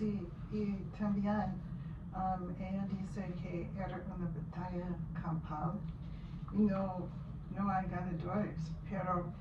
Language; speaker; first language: Spanish; non-native, learner; English